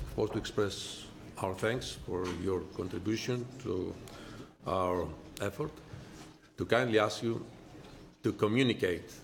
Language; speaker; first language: English; non-native, fluent; Greek